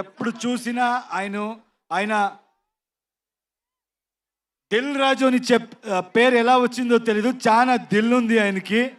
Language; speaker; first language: Telugu; non-native, learner; Kannada